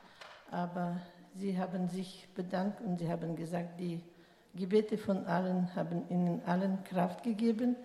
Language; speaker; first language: German; early bilingual, heritage; German